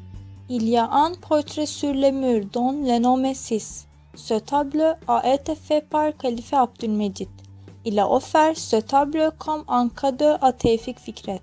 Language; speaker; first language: French; non-native, learner; Turkish